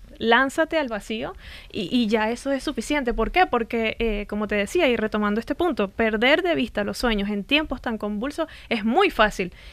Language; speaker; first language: Spanish; native; Spanish